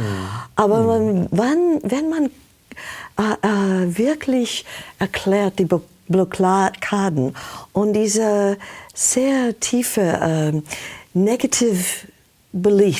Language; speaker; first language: German; non-native, fluent; English